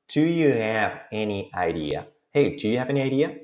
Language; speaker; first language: English; non-native, fluent; Spanish